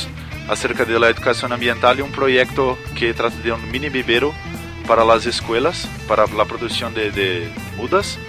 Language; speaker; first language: Spanish; non-native, learner; Portuguese